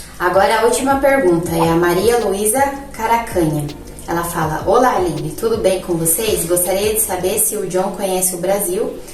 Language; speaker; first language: Portuguese; native; Portuguese